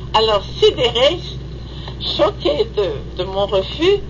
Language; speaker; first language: French; native; French